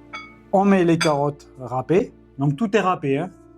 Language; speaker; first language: French; native; French